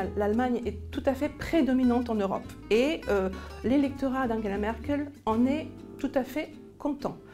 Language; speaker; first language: French; non-native, fluent; German